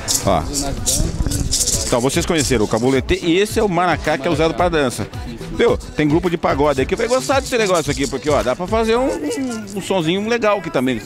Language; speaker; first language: Portuguese; native; Portuguese